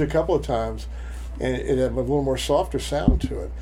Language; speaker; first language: English; native; English